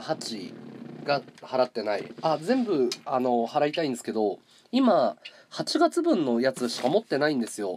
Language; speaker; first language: Japanese; native; Japanese